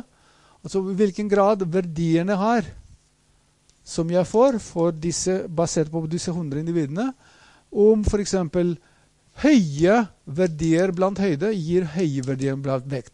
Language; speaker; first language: Norwegian; non-native, fluent; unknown